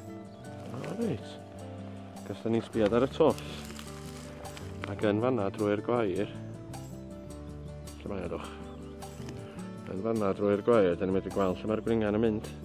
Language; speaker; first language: Welsh; native; Welsh